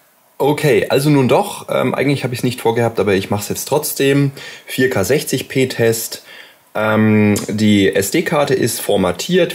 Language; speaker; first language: German; native; German